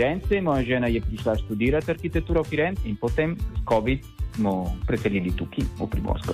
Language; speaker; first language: Slovenian; non-native, learner; Italian